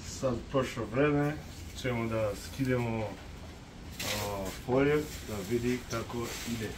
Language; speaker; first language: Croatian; non-native, learner; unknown